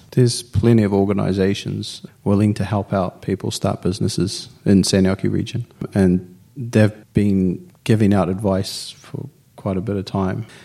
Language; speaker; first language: English; native; English